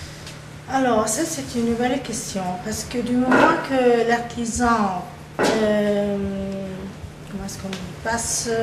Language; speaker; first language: French; non-native, local second language; Italian